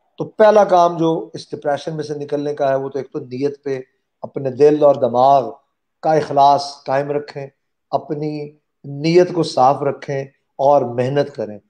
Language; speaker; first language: Urdu; non-native, local second language; Punjabi